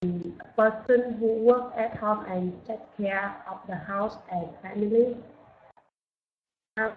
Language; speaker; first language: English; non-native, learner; Vietnamese